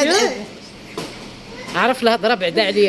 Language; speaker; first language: Arabic; native; Arabic